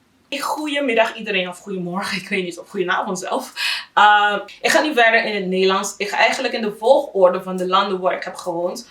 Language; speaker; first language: Dutch; non-native, local second language; Haitian Creole